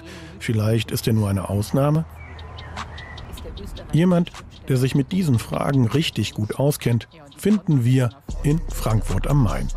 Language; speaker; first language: German; native; German